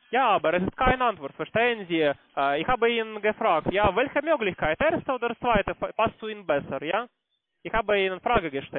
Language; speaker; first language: German; non-native, learner; Russian